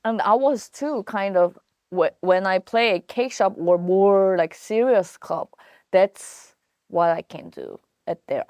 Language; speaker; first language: English; non-native, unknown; Korean